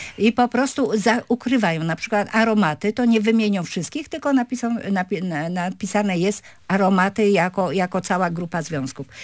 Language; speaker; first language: Polish; native; Polish